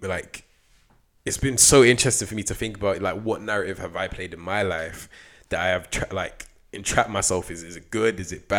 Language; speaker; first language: English; native; English